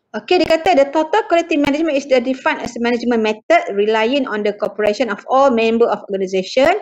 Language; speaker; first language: English; non-native, local second language; Malay